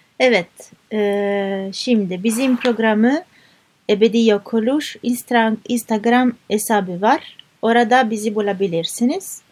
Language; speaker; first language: Turkish; non-native, learner; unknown